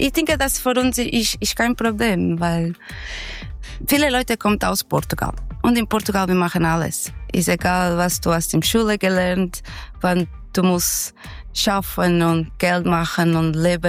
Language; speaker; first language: German; non-native, learner; Portuguese